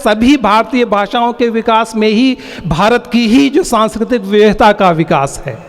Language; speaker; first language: Hindi; native; Hindi